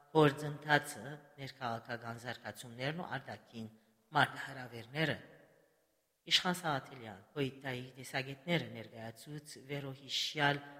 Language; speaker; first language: Armenian; early bilingual, heritage; Armenian